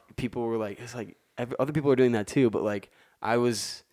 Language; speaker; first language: English; native; English